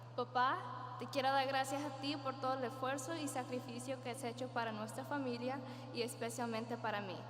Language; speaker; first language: Spanish; early bilingual, heritage; Spanish